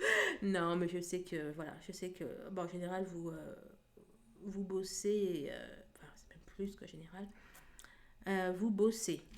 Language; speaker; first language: French; native; French